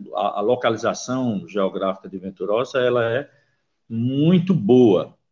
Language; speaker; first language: Portuguese; native; Portuguese